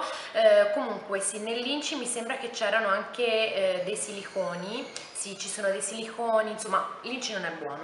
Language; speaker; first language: Italian; native; Italian